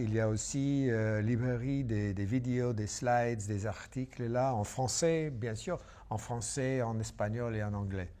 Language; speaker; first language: French; non-native, fluent; English